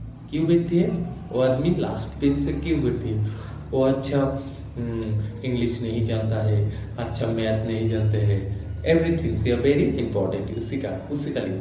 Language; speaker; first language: Hindi; non-native, local second language; Bangla